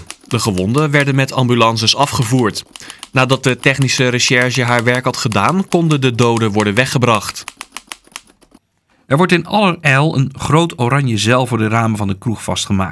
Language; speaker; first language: Dutch; native; Dutch